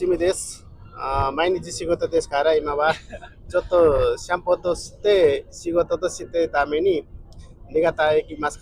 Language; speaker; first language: Japanese; non-native, learner; Nepali